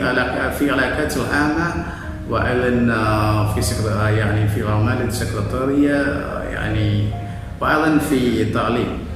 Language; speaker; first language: Arabic; non-native, fluent; Malayalam